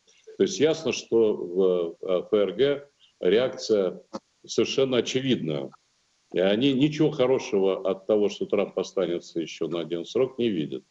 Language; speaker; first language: Russian; native; Russian